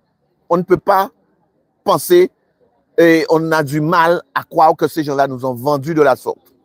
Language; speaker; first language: French; native; French